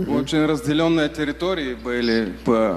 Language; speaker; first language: Russian; non-native, learner; Bulgarian